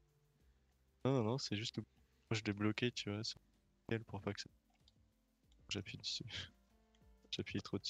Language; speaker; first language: French; native; French